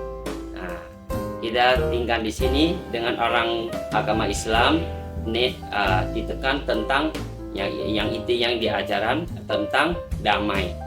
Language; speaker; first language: Indonesian; non-native, learner; Thai